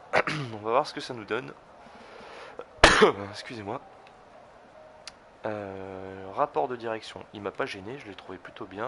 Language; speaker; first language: French; native; French